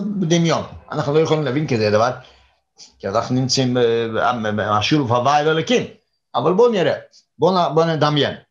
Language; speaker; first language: Hebrew; non-native, fluent; English